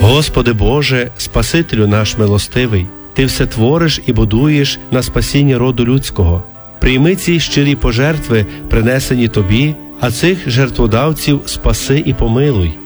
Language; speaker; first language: Ukrainian; native; Ukrainian